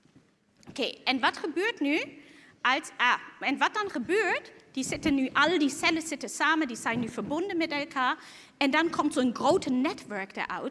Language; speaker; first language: Dutch; non-native, fluent; German